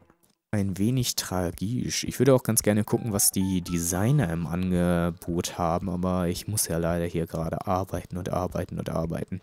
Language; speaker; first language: German; native; German